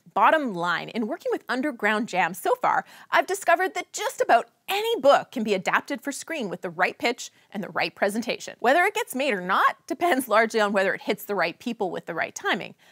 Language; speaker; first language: English; native; English